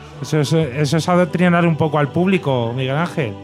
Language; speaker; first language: Spanish; native; Spanish